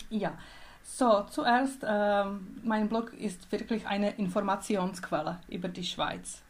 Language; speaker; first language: German; non-native, learner; Czech